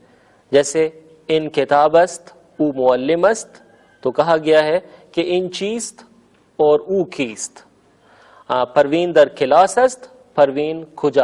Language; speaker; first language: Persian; non-native, fluent; Urdu